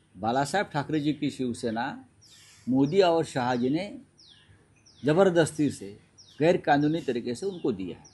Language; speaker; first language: Hindi; non-native, local second language; Marathi